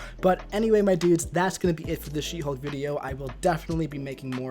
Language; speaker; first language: English; native; English